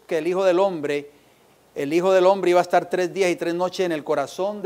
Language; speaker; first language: Spanish; native; Spanish